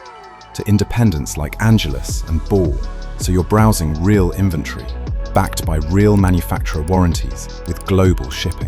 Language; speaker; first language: English; native; English